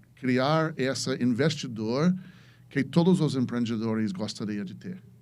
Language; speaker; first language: Portuguese; non-native, fluent; English